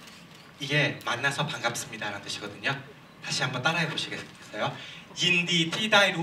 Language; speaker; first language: Korean; non-native, fluent; Thai